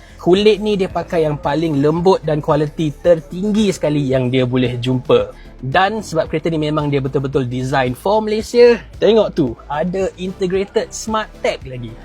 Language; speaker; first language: Malay; native; Malay